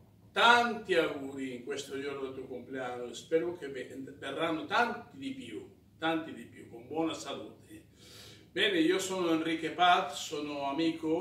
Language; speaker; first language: Italian; non-native, fluent; Spanish